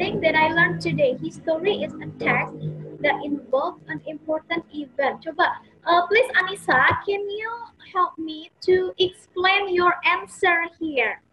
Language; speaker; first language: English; non-native, fluent; Indonesian